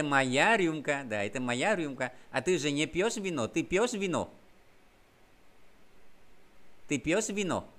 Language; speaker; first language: Russian; non-native, fluent; Vietnamese